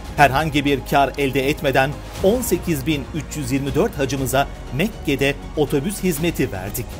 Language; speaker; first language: Turkish; native; Turkish